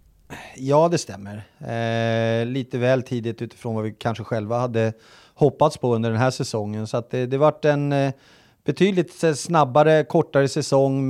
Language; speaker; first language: Swedish; native; Swedish